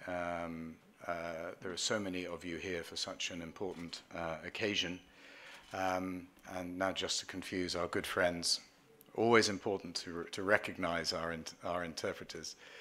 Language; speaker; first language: English; native; English